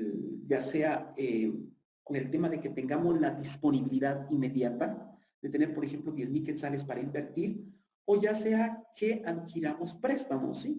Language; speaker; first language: Spanish; native; Spanish